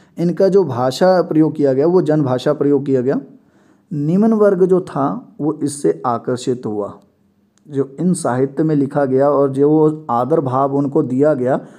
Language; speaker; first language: Hindi; non-native, local second language; Punjabi